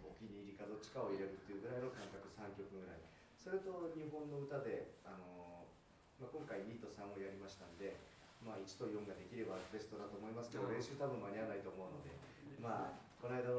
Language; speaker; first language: Japanese; native; Japanese